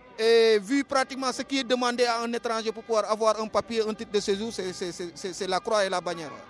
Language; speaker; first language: French; non-native, local second language; Wolof